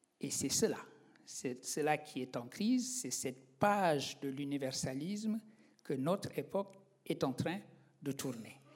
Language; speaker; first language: French; non-native, local second language; Wolof